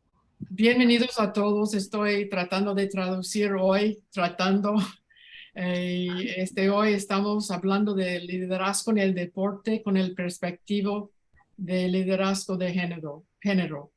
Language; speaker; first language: Spanish; non-native, learner; English